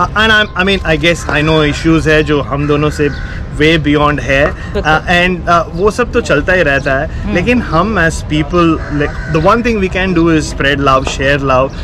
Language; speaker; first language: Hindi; non-native, local second language; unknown